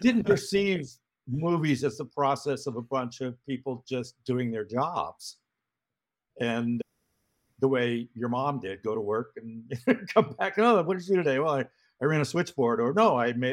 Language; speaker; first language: English; native; English